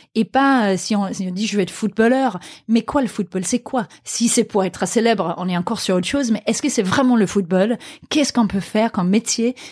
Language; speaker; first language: French; non-native, fluent; Danish